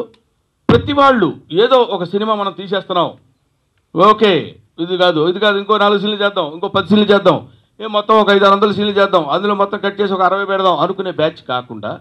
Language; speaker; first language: Telugu; native; Telugu